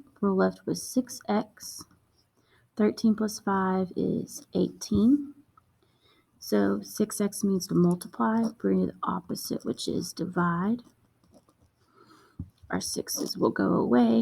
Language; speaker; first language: English; native; English